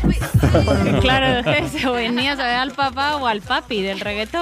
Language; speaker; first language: Spanish; native; Spanish